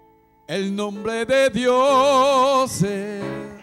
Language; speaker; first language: Spanish; native; Spanish